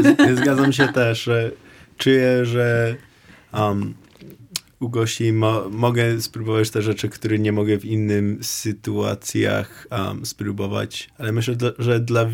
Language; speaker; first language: Polish; non-native, learner; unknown